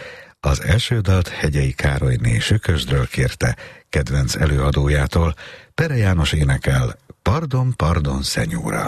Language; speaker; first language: Hungarian; native; Hungarian